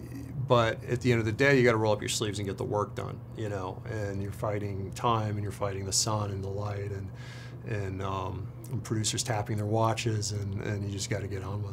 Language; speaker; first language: English; native; English